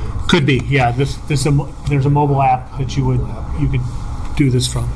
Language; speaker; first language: English; native; English